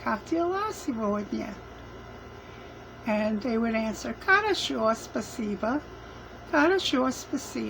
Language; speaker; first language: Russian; non-native, learner; English